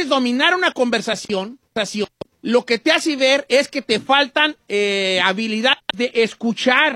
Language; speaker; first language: Spanish; native; Spanish